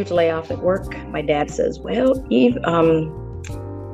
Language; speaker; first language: English; early bilingual, other home language; Spanish